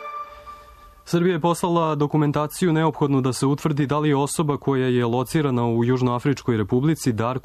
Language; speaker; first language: Croatian; native; Croatian